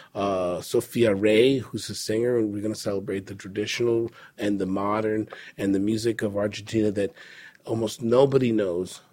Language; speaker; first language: English; early bilingual, other home language; Spanish